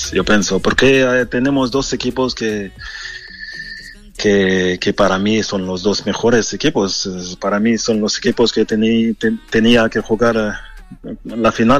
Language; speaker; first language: Spanish; non-native, fluent; French